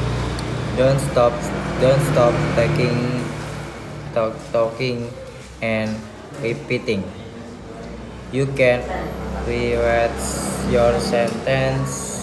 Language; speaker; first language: English; non-native, learner; Indonesian